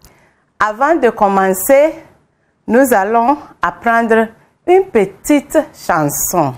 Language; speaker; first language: French; non-native, fluent; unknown